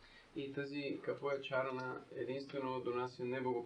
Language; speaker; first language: Bulgarian; native; Bulgarian